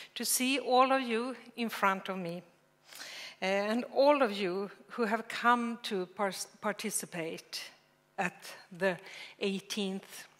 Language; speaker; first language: English; non-native, fluent; Swedish